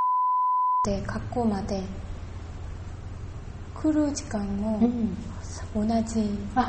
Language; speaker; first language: Japanese; non-native, learner; Korean